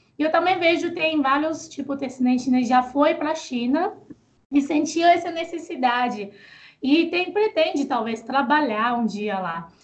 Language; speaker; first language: Portuguese; non-native, fluent; Chinese